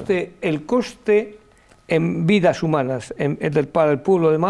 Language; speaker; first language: Spanish; native; Spanish